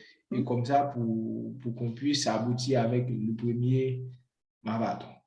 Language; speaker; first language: French; non-native, local second language; Haitian Creole